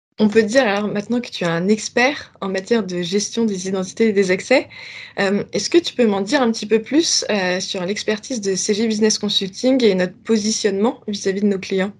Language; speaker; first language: French; native; French